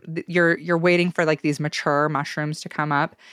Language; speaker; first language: English; native; English